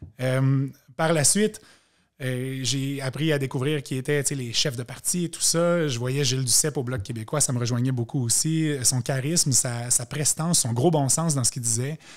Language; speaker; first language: French; native; French